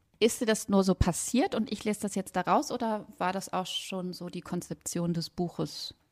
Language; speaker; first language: German; native; German